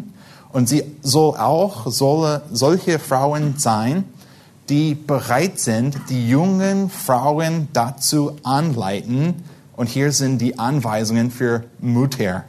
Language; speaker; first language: German; non-native, fluent; English